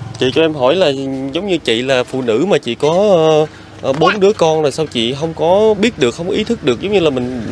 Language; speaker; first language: Vietnamese; native; Vietnamese